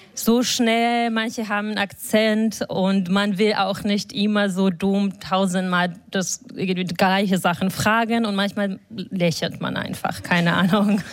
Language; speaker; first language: German; non-native, fluent; Georgian